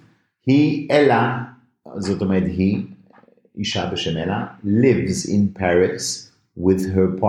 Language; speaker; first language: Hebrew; native; Hebrew